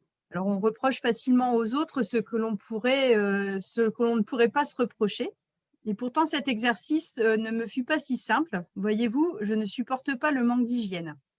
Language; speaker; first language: French; native; French